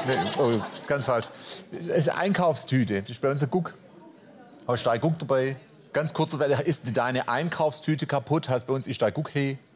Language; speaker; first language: German; native; German